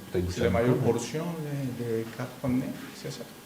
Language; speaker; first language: French; non-native, fluent; Spanish